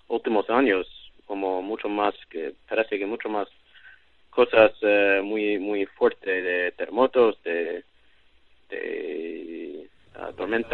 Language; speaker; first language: Spanish; non-native, learner; English